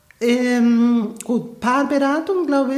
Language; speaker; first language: German; non-native, fluent; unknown